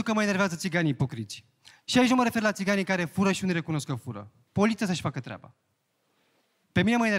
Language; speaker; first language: Romanian; native; Romanian